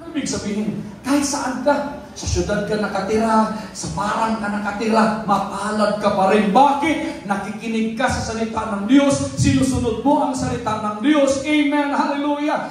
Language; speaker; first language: Filipino; non-native, local second language; Cebuano